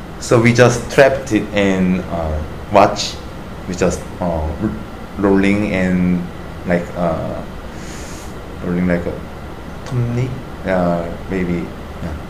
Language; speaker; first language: English; non-native, learner; Korean